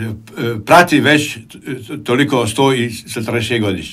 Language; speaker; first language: Croatian; native; Croatian